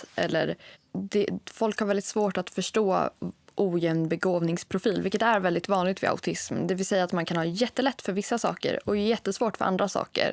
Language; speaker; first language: Swedish; native; Swedish